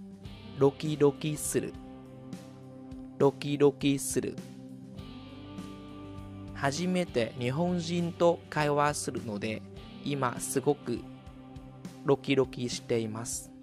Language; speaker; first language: Japanese; non-native, fluent; Vietnamese